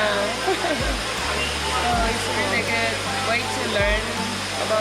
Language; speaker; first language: English; non-native, learner; Korean